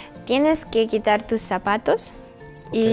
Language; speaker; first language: Spanish; non-native, learner; Russian